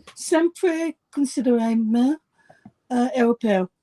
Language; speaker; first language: Portuguese; non-native, learner; English